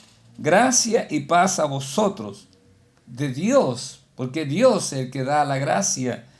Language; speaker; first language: Spanish; native; Spanish